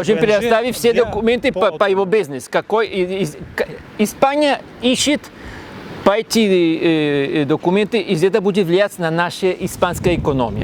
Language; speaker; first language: Russian; non-native, learner; Spanish